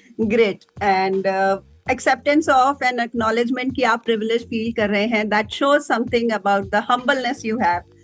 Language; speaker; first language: Hindi; native; Hindi